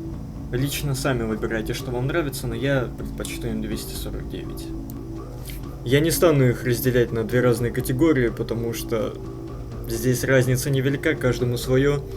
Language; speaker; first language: Russian; native; Russian